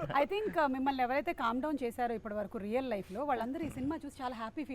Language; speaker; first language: Telugu; native; Telugu